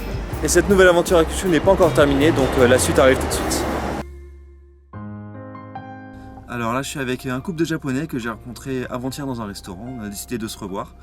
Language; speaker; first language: French; native; French